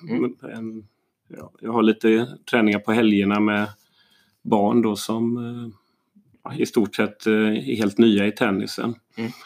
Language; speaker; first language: Swedish; native; Swedish